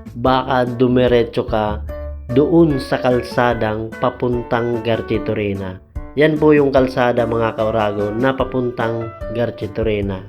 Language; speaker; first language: Filipino; non-native, local second language; Bikol